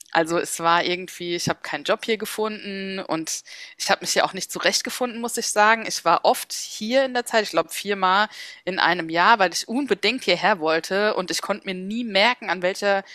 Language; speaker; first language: German; native; German